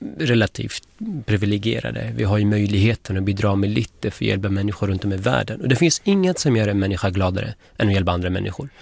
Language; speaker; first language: Swedish; non-native, fluent; Arabic